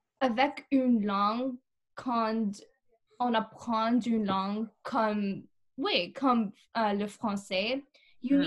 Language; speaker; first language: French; non-native, learner; English